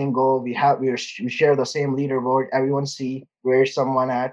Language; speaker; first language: English; non-native, local second language; Urdu